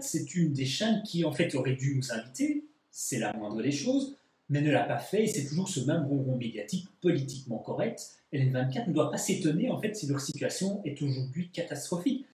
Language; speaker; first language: French; native; French